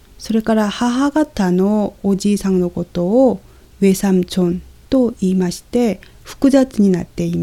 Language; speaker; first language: Japanese; non-native, fluent; Korean